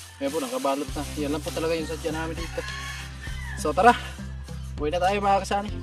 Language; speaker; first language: Filipino; non-native, local second language; Cebuano